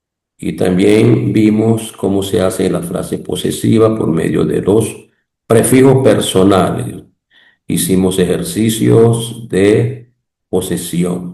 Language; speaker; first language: Spanish; non-native, local second language; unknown